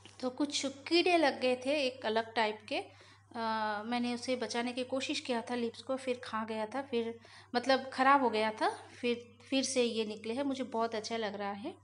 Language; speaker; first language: Hindi; non-native, local second language; Bangla